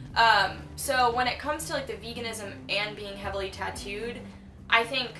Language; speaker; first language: English; native; English